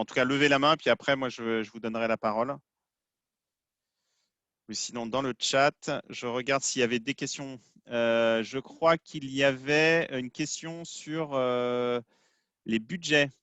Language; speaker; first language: French; native; French